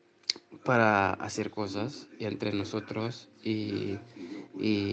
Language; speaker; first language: Spanish; non-native, learner; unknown